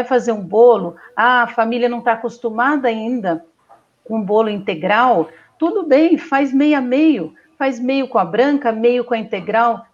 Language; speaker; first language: Portuguese; native; Portuguese